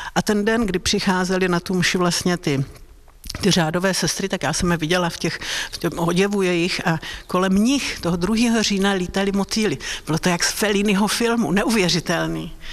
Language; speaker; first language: Czech; native; Czech